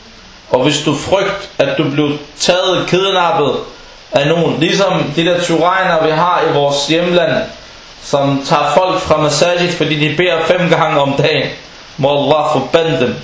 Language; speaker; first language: Danish; non-native, fluent; Arabic